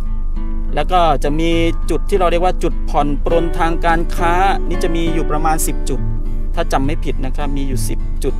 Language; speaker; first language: Thai; native; Thai